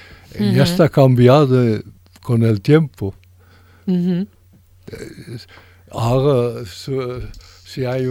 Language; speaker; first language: Spanish; non-native, fluent; French